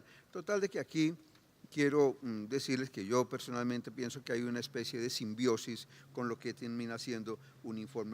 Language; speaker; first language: Spanish; native; Spanish